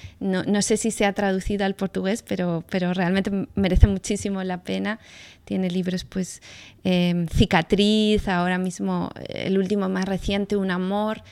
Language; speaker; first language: Spanish; native; Spanish